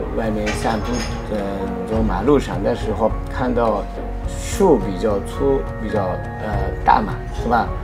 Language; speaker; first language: Chinese; non-native, fluent; Japanese